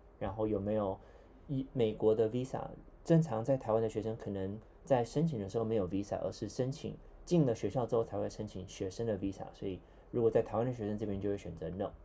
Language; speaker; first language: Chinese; native; Chinese